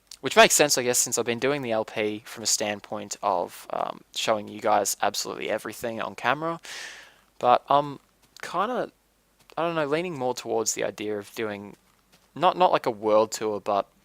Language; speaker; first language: English; native; English